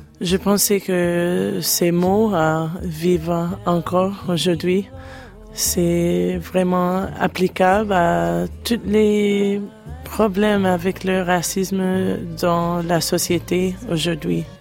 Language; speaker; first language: French; non-native, learner; English